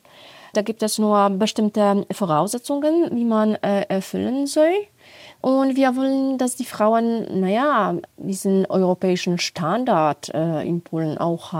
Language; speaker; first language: German; non-native, fluent; Polish